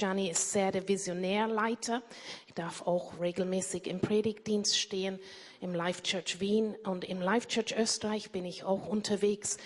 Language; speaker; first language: German; non-native, fluent; English